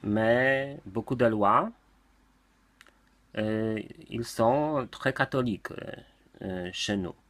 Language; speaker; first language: French; non-native, learner; Polish